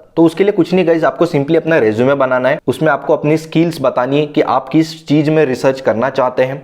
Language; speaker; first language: Hindi; non-native, local second language; Marathi